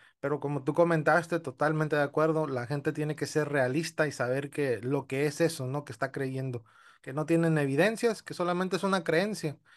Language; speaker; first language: Spanish; early bilingual, heritage; Spanish